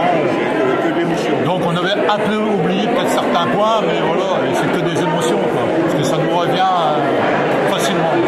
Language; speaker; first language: French; native; French